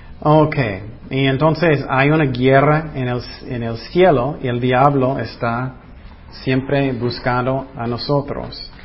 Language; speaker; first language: Spanish; non-native, fluent; English